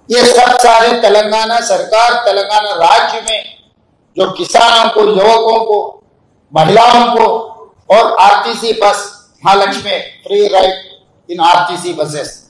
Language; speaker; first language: Hindi; non-native, local second language; Telugu